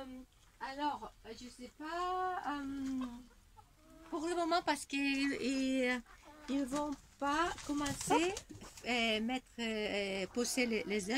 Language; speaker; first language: French; non-native, learner; Spanish